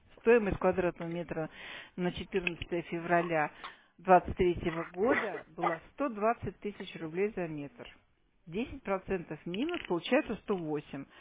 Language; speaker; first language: Russian; native; Russian